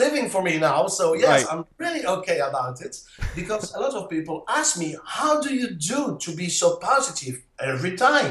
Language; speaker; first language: English; non-native, fluent; French